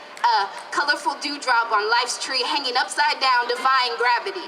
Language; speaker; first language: English; native; English